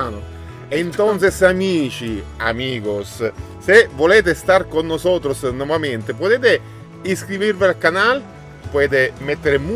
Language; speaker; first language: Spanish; non-native, learner; Italian